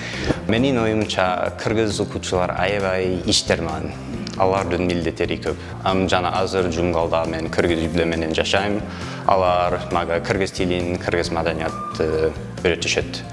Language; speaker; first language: Kyrgyz; non-native, learner; English